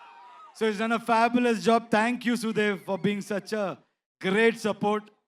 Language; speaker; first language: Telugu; non-native, learner; Kannada